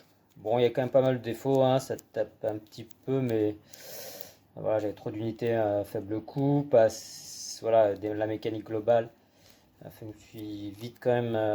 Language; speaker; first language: French; native; French